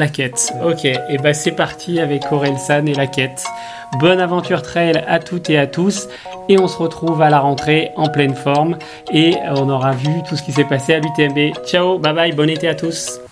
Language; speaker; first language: French; native; French